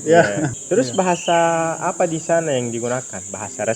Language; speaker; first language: Indonesian; non-native, fluent; Arabic